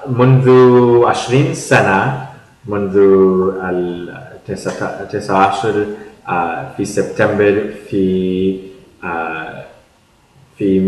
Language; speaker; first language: Arabic; non-native, learner; English